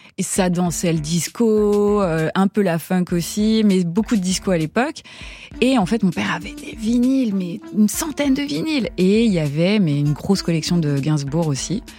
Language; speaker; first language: French; early bilingual, heritage; French